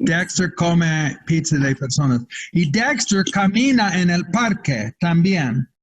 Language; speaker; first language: Spanish; non-native, fluent; English